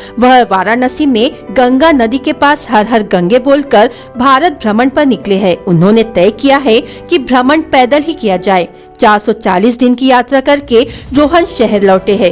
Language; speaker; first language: Hindi; native; Hindi